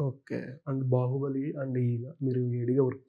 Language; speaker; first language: Telugu; native; Telugu